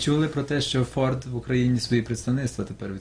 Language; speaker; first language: Ukrainian; native; Ukrainian